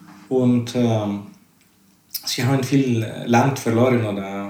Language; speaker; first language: German; non-native, fluent; Spanish